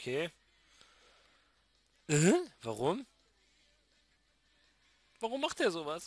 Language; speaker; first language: German; native; German